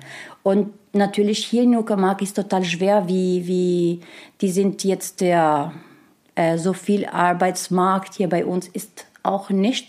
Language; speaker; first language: German; non-native, learner; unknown